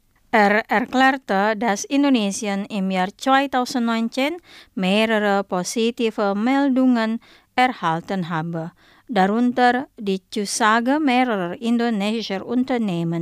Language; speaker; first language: German; non-native, fluent; Indonesian